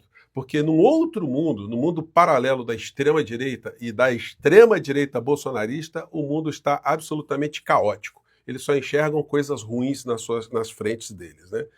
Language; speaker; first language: Portuguese; native; Portuguese